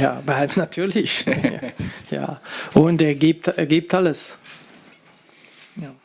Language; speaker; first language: German; non-native, fluent; French